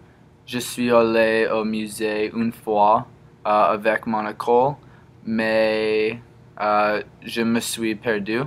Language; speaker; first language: French; non-native, learner; English